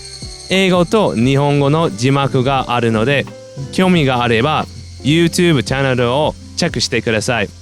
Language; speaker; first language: Japanese; non-native, fluent; English